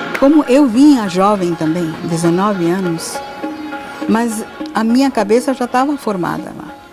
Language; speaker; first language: Portuguese; non-native, fluent; Marathi